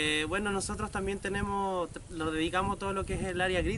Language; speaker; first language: Spanish; native; Spanish